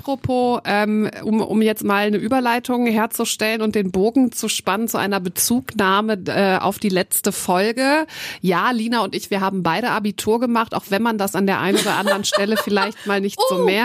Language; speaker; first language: German; native; German